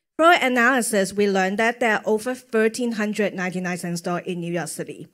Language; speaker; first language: English; non-native, local second language; Cantonese